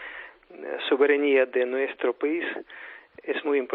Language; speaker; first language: Spanish; non-native, fluent; Ukrainian